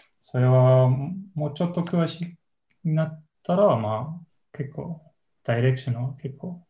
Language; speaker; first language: Japanese; non-native, learner; English